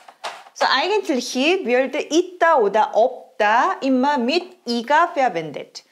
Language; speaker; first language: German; non-native, fluent; Korean